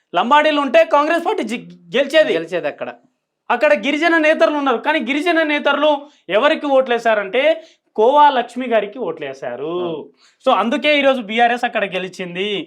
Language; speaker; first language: Telugu; native; Telugu